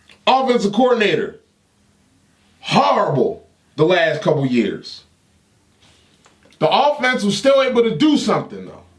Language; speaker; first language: English; native; English